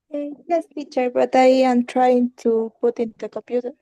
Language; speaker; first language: English; non-native, learner; Spanish